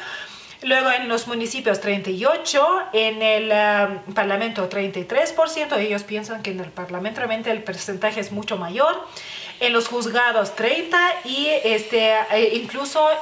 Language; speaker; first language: Spanish; non-native, fluent; Lithuanian